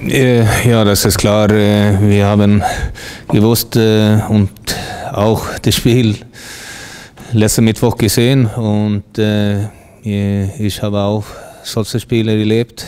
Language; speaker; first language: German; non-native, fluent; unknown